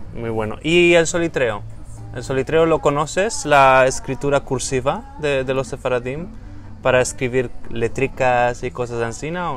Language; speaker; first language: Spanish; non-native, fluent; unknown